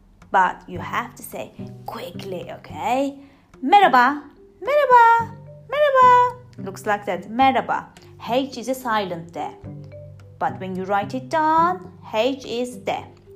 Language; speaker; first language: English; non-native, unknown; Turkish